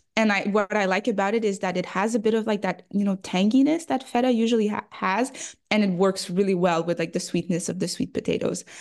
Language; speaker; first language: English; early bilingual, other home language; French